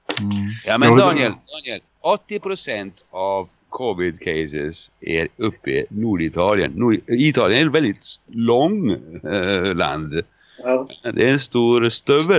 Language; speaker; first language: Swedish; non-native, fluent; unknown